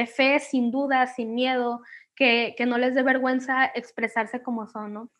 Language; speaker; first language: Spanish; native; Spanish